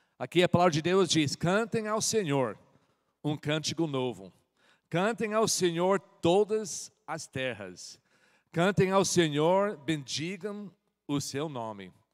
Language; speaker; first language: Portuguese; non-native, fluent; English